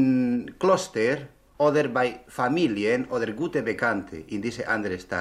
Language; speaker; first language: German; non-native, learner; Spanish